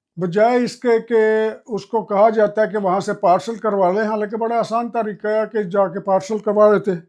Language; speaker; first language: Urdu; non-native, local second language; Punjabi